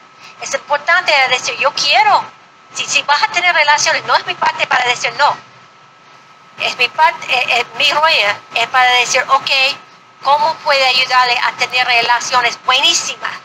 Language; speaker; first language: Spanish; non-native, fluent; English